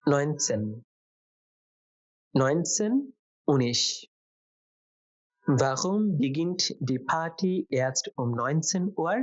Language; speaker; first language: German; non-native, fluent; Bangla